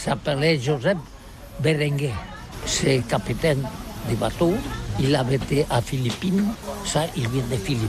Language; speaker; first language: French; non-native, learner; Catalan